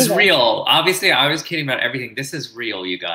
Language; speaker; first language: English; native; English